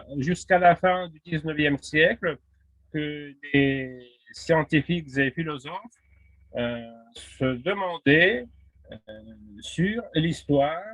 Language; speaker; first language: French; non-native, fluent; Russian